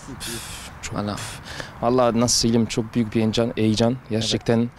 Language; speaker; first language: Turkish; early bilingual, heritage; French